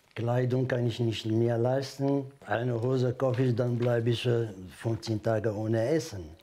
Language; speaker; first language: German; non-native, learner; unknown